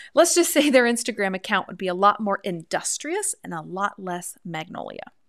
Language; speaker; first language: English; native; English